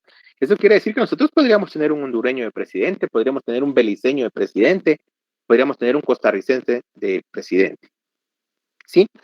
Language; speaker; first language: Spanish; native; Spanish